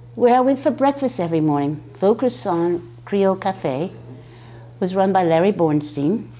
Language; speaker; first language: English; native; English